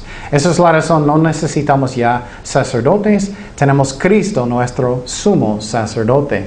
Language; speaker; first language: Spanish; non-native, fluent; English